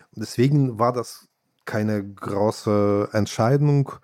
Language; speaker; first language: German; non-native, fluent; Russian